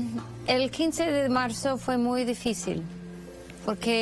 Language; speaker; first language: Spanish; non-native, fluent; English